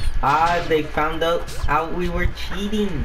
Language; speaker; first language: English; native; English